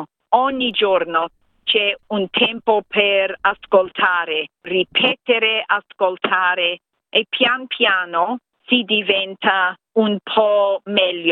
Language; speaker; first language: Italian; non-native, fluent; English